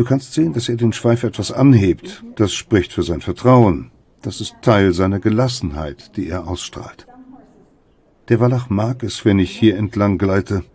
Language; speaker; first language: German; native; German